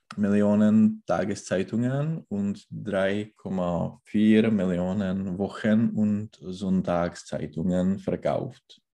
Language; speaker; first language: German; non-native, learner; Czech